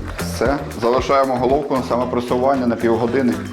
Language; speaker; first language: Ukrainian; native; Ukrainian